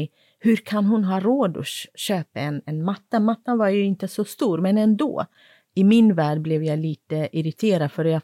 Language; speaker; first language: Swedish; non-native, fluent; Kurdish